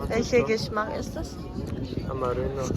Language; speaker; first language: German; non-native, learner; Korean